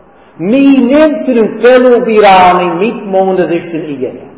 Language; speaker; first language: Hungarian; non-native, fluent; English